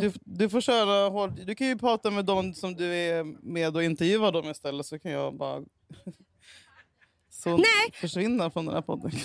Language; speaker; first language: Swedish; native; Swedish